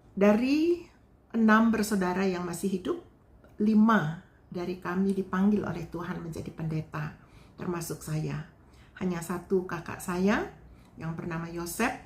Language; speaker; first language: Indonesian; non-native, local second language; Balinese